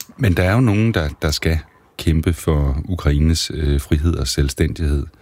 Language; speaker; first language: Danish; native; Danish